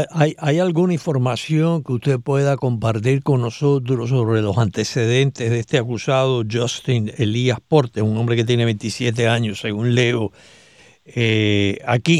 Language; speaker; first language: Spanish; native; Spanish